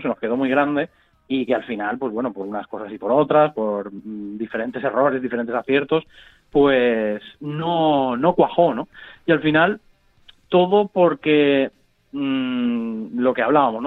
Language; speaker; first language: Spanish; native; Spanish